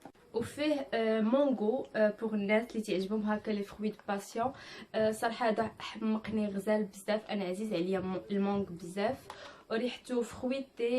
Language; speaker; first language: Arabic; native; Arabic